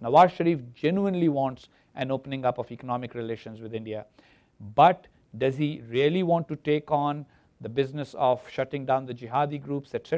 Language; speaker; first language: English; non-native, local second language; Urdu